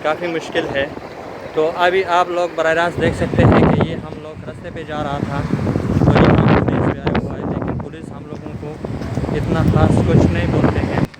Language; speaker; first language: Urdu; non-native, local second language; Pashto